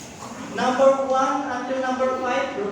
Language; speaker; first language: English; non-native, learner; Indonesian